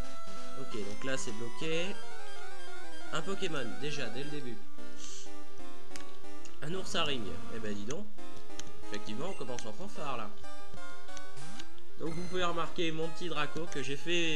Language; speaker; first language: French; native; French